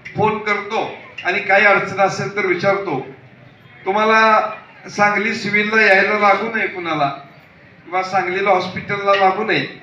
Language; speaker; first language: Marathi; native; Marathi